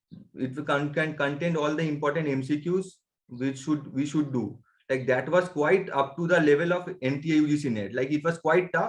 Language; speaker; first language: English; non-native, local second language; Bangla